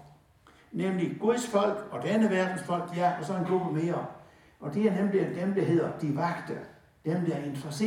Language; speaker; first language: Danish; native; Danish